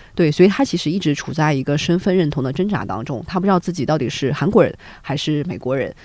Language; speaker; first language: Chinese; native; Chinese